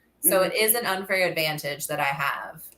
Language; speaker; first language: English; native; English